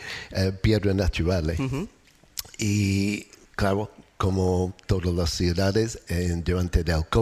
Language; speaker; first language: Spanish; non-native, learner; English